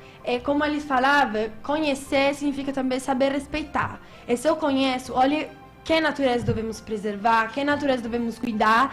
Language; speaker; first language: Portuguese; non-native, fluent; Italian